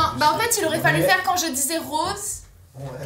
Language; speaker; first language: French; native; French